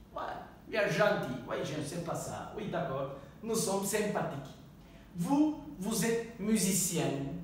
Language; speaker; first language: French; non-native, fluent; Turkish